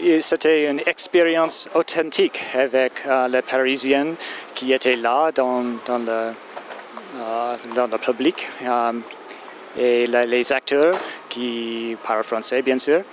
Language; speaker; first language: French; non-native, fluent; English